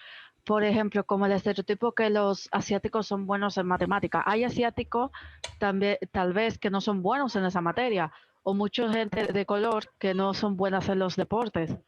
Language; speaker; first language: Spanish; early bilingual, heritage; Spanish